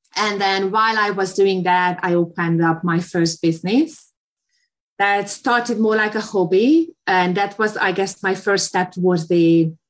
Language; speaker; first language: English; non-native, fluent; Hungarian